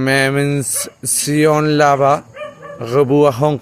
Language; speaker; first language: French; non-native, learner; Spanish